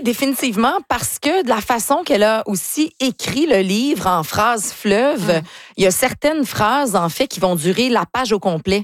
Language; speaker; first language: French; native; French